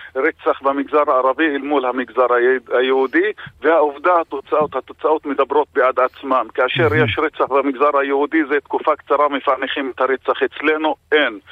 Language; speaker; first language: Hebrew; non-native, local second language; Arabic